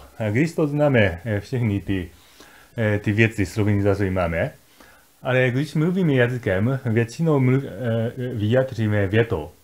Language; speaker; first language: Czech; non-native, fluent; Japanese